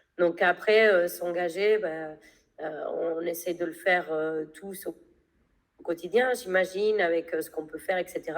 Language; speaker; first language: French; non-native, fluent; Spanish